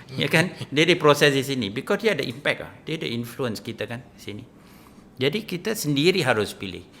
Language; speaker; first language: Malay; native; Malay